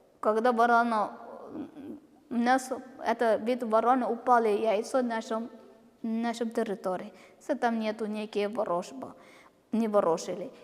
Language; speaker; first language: Ukrainian; non-native, learner; Malayalam